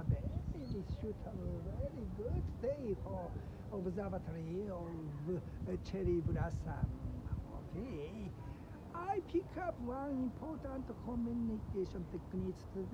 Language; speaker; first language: English; non-native, learner; Japanese